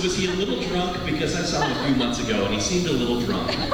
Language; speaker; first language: English; native; English